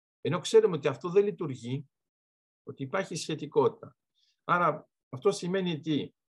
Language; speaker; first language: Greek; early bilingual, heritage; Greek